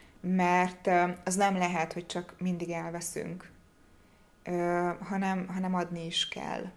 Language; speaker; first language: Hungarian; native; Hungarian